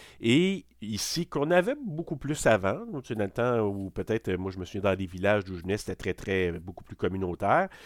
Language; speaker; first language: French; native; French